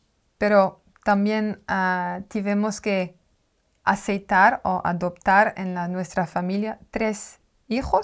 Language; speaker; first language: Spanish; non-native, learner; French